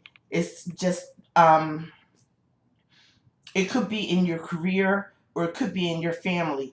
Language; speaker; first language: English; native; English